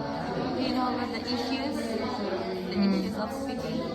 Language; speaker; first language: English; non-native, learner; Indonesian